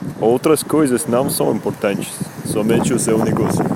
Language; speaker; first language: Portuguese; non-native, learner; Spanish